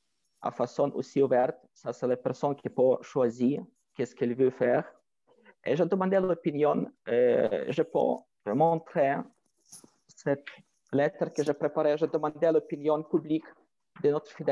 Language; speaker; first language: French; non-native, fluent; Ukrainian